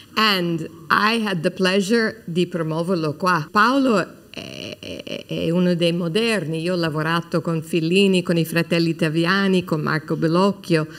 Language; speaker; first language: Italian; non-native, fluent; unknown